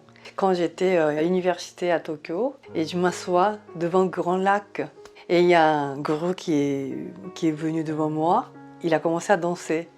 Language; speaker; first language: French; non-native, fluent; Japanese